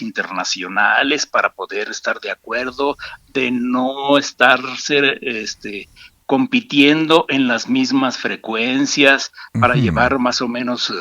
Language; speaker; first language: Spanish; native; Spanish